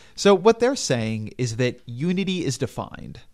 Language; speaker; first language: English; native; English